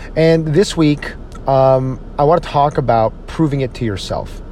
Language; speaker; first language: English; native; English